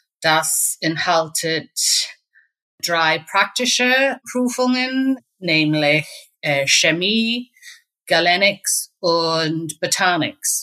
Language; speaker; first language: German; non-native, fluent; English